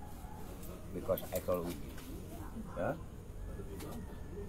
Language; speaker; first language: English; non-native, learner; Balinese